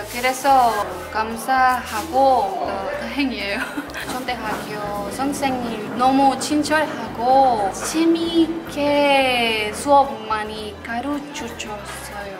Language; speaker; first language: Korean; non-native, learner; Spanish